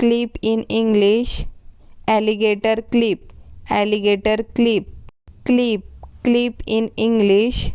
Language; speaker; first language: English; non-native, local second language; Hindi